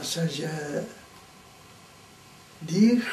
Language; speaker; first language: French; non-native, learner; Tibetan